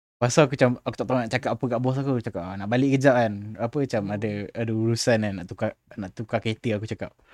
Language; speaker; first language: Malay; native; Malay